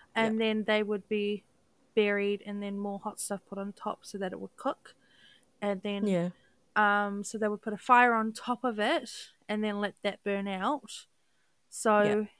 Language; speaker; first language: English; native; English